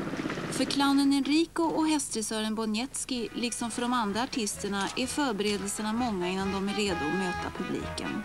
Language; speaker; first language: Swedish; native; Swedish